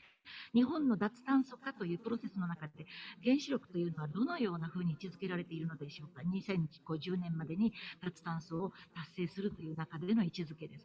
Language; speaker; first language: Japanese; native; Japanese